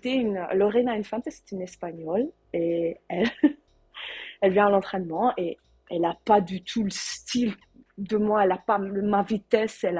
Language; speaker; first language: French; non-native, learner; Dutch